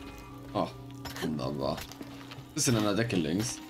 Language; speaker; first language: German; native; German